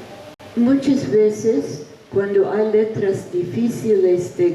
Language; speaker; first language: Spanish; non-native, fluent; English